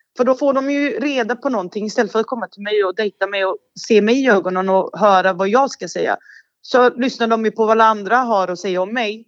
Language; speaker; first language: Swedish; early bilingual, other home language; Bosnian